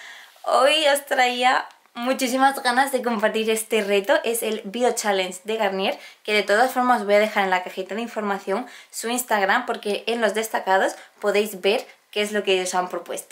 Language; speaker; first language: Spanish; native; Spanish